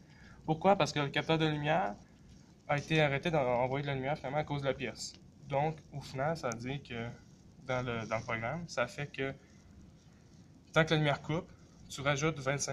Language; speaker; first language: French; native; French